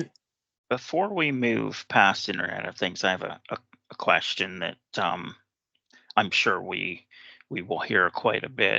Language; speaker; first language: English; native; English